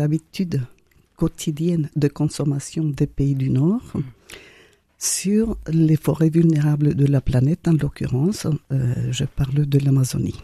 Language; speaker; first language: French; non-native, fluent; Spanish